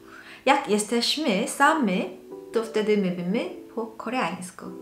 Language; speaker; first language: Polish; non-native, local second language; Korean